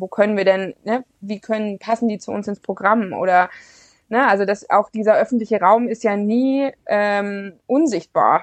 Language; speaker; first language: German; native; German